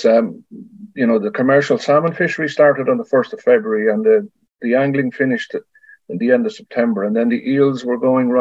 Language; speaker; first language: English; native; English